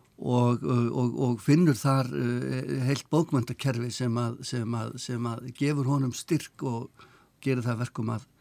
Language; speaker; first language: Icelandic; native; Icelandic